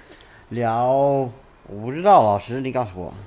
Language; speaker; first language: Chinese; non-native, learner; English